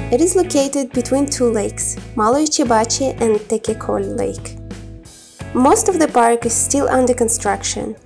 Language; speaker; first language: English; non-native, fluent; Kazakh